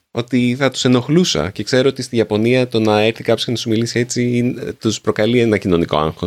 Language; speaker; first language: Greek; native; Greek